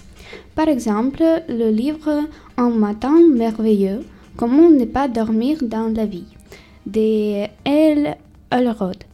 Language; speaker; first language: French; non-native, learner; Tamil